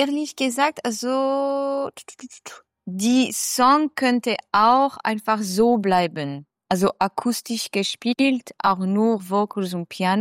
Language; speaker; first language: German; non-native, learner; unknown